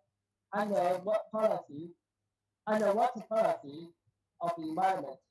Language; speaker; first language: English; non-native, learner; Chinese